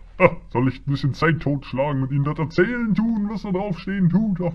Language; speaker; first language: German; native; German